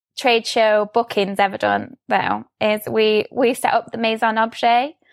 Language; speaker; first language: English; native; English